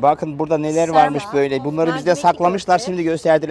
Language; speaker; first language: Turkish; native; Turkish